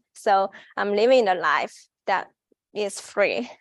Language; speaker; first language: English; non-native, fluent; Chinese